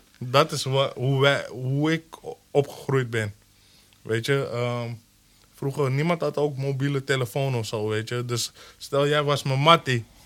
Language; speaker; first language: Dutch; early bilingual, other home language; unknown